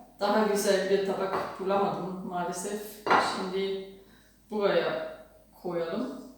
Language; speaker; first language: Turkish; non-native, learner; German